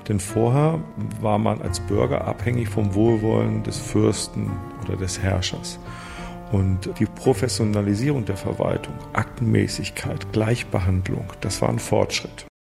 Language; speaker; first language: German; native; German